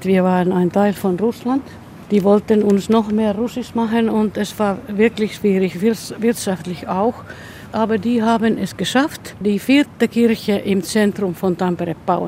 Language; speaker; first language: German; non-native, fluent; Finnish